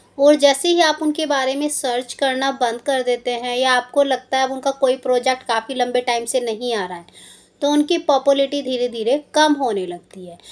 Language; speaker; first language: Hindi; native; Hindi